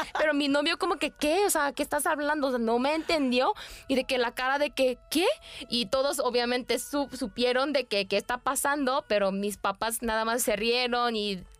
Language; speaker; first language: Spanish; non-native, fluent; Korean